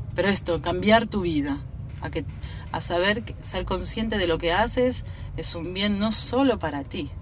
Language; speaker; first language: Spanish; native; Spanish